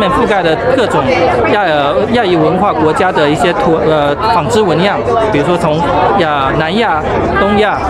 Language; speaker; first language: Chinese; native; Chinese